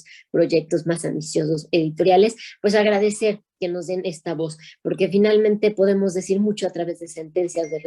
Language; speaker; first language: Spanish; native; Spanish